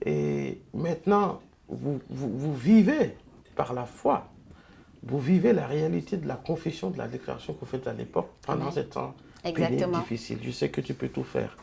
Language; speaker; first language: French; non-native, local second language; Lingala